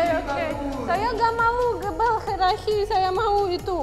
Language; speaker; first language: Indonesian; non-native, learner; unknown